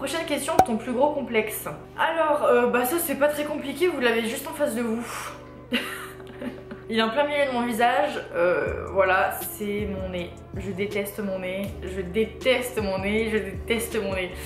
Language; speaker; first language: French; native; French